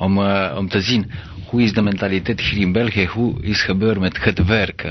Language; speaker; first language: Dutch; non-native, learner; Romanian